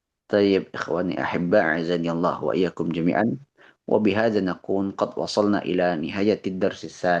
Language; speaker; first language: Arabic; non-native, fluent; Indonesian